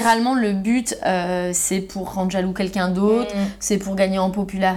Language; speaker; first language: French; native; French